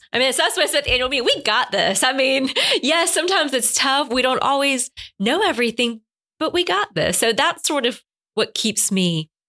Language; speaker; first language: English; non-native, fluent; Spanish